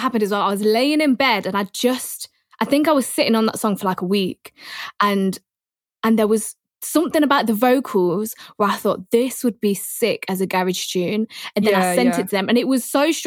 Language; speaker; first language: English; native; English